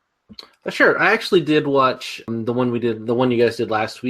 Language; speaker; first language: English; native; English